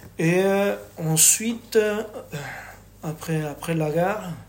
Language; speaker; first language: French; non-native, fluent; Spanish